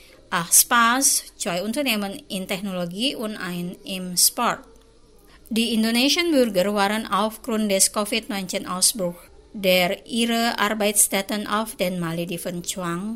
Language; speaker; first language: German; non-native, fluent; Indonesian